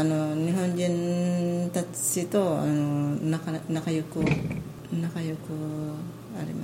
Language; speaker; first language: Japanese; non-native, learner; Filipino